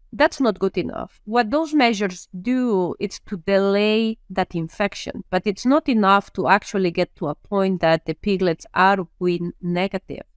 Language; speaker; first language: English; non-native, fluent; Spanish